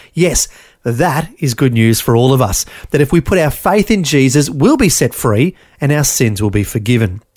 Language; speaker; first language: English; native; English